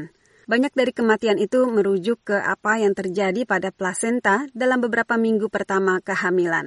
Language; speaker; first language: Indonesian; native; Indonesian